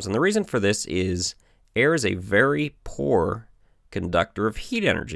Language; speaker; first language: English; native; English